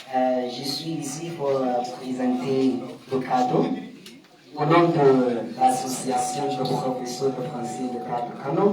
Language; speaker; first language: French; non-native, fluent; Hausa